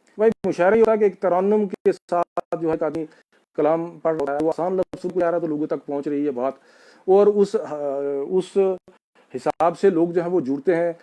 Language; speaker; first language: Urdu; non-native, local second language; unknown